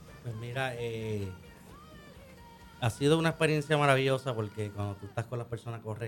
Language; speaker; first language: Spanish; native; Spanish